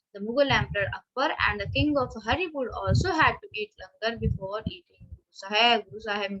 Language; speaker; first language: English; non-native, local second language; Punjabi